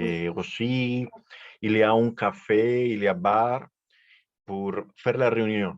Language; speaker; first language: French; non-native, learner; Spanish